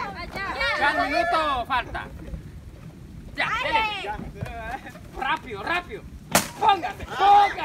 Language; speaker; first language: Spanish; native; Spanish